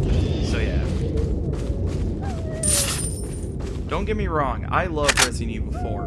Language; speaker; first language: English; native; English